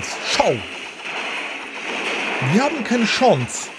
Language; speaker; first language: German; non-native, learner; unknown